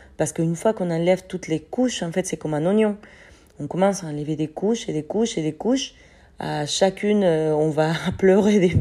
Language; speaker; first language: French; non-native, fluent; Spanish